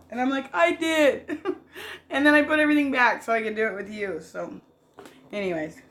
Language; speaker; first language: English; native; English